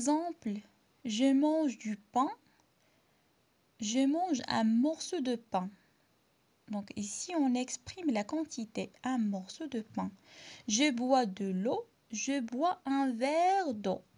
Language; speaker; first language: French; non-native, local second language; Arabic